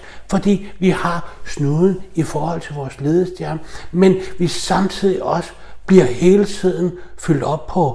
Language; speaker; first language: Danish; native; Danish